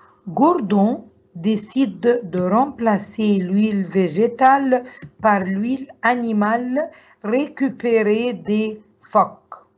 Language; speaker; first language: French; non-native, learner; Arabic